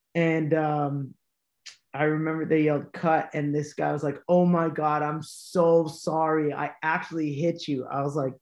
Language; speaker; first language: English; native; English